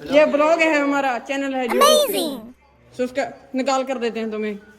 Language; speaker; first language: Hindi; non-native, local second language; Punjabi